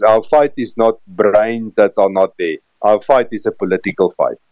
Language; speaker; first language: English; non-native, local second language; Afrikaans